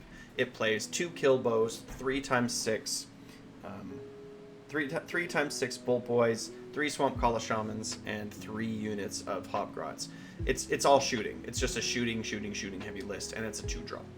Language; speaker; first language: English; native; English